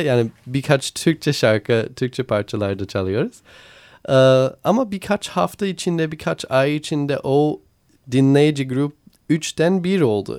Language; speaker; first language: Turkish; non-native, learner; English